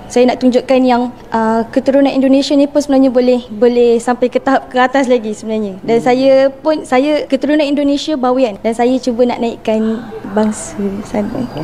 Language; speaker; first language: Malay; early bilingual, other home language; Indonesian